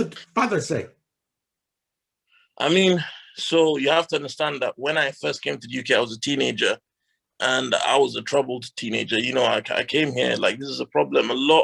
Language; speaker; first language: English; non-native, local second language; Hausa